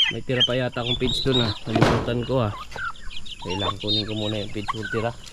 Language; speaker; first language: Filipino; non-native, local second language; Cebuano